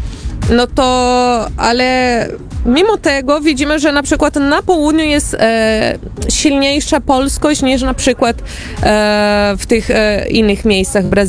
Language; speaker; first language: Polish; non-native, fluent; Portuguese